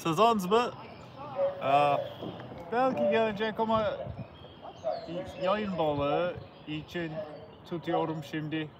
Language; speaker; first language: Turkish; non-native, learner; English